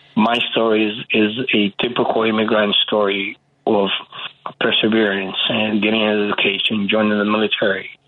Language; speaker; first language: English; early bilingual, other home language; Spanish